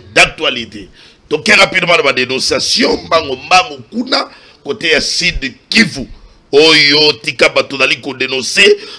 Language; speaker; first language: Lingala; native; Lingala